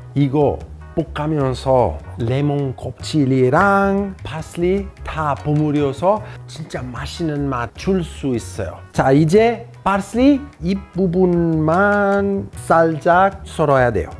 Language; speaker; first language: Korean; non-native, fluent; Italian